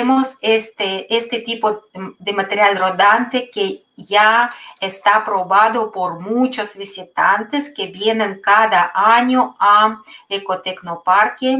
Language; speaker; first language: Spanish; non-native, fluent; Russian